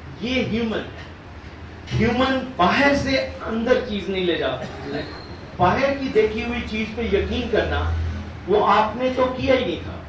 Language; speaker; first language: Urdu; native; Urdu